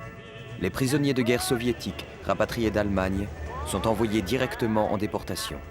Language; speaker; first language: French; native; French